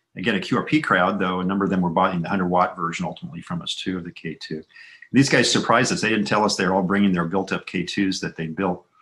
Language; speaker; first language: English; native; English